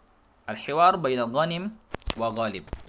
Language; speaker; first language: Arabic; non-native, fluent; Indonesian